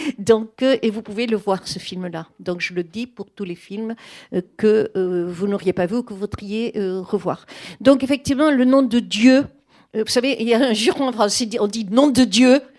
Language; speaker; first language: French; native; French